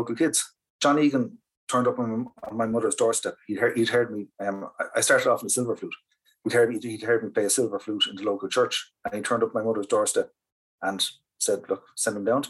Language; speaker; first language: English; native; English